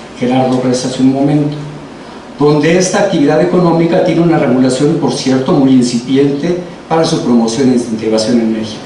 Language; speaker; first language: Spanish; native; Spanish